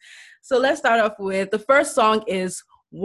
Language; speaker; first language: English; non-native, local second language; Yoruba